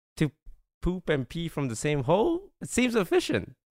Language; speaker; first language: English; non-native, local second language; Chinese